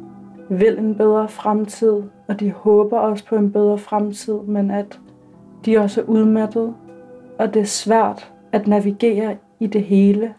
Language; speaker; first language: Danish; early bilingual, other home language; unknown